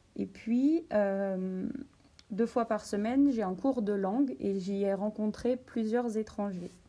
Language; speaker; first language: French; native; French